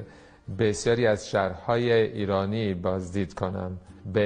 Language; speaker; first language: Persian; non-native, fluent; Italian